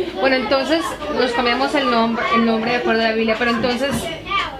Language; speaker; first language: Spanish; native; Spanish